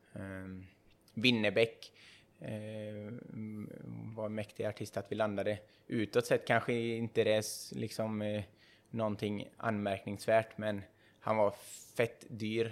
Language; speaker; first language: Swedish; native; Swedish